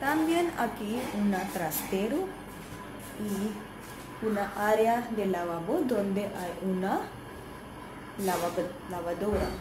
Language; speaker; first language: Spanish; non-native, learner; Hindi